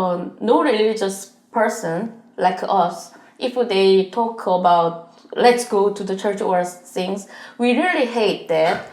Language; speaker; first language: English; non-native, learner; Korean